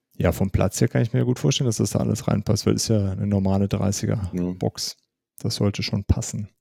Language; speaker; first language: German; native; German